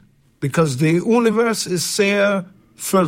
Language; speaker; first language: German; non-native, fluent; English